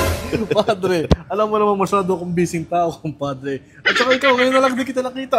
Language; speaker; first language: Filipino; native; Filipino